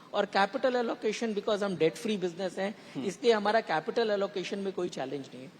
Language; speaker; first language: Hindi; native; Hindi